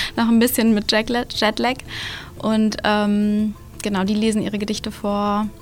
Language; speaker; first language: German; native; German